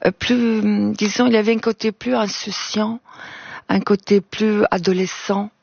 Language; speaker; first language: French; non-native, fluent; Italian